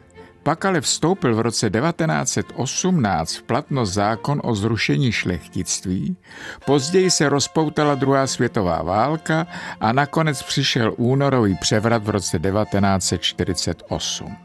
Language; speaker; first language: Czech; native; Czech